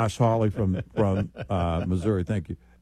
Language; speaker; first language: English; native; English